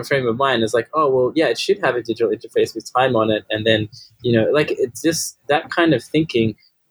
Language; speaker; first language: English; native; English